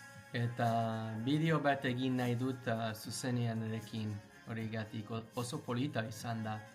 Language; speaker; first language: Basque; non-native, learner; English